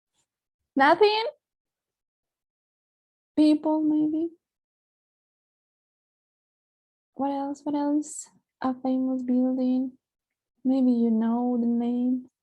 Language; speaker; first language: English; non-native, fluent; Spanish